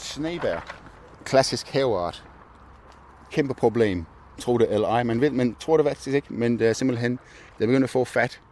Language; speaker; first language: Danish; non-native, fluent; English